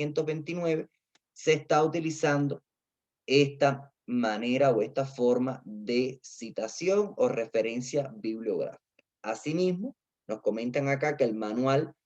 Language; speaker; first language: Spanish; native; Spanish